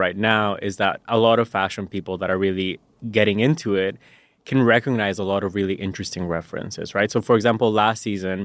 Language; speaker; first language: English; non-native, fluent; Spanish